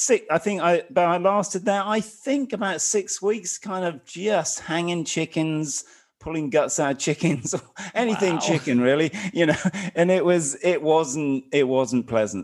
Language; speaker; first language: English; native; English